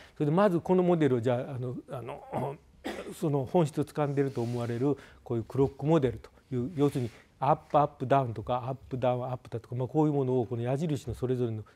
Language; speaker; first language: Japanese; native; Japanese